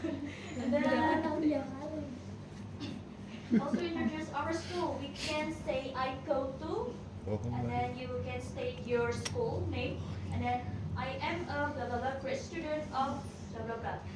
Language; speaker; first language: English; non-native, fluent; Indonesian